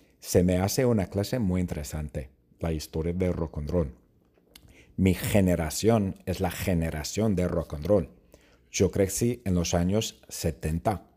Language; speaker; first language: Spanish; non-native, fluent; English